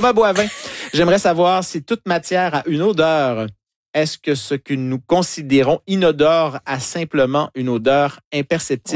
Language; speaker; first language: French; native; French